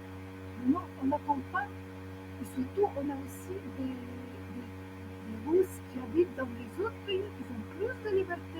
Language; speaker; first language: French; non-native, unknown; Ukrainian